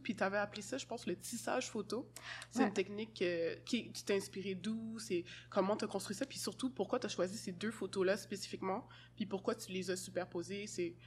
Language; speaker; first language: French; native; French